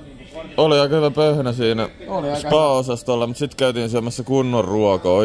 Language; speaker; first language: Finnish; native; Finnish